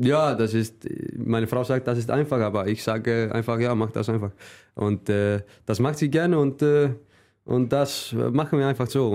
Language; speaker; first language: German; non-native, fluent; Icelandic